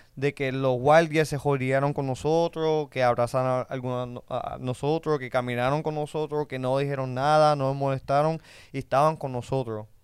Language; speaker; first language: Spanish; early bilingual, other home language; English